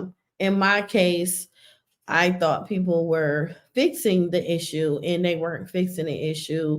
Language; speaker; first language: English; native; English